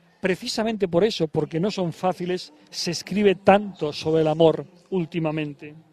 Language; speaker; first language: Spanish; native; Spanish